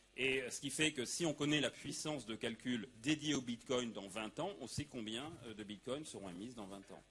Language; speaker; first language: French; native; French